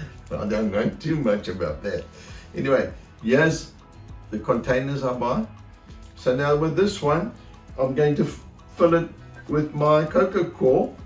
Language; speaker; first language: English; native; English